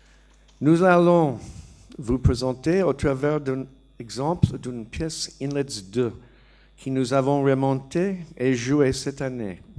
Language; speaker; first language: French; non-native, learner; English